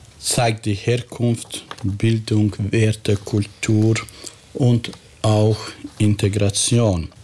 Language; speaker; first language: German; non-native, fluent; Albanian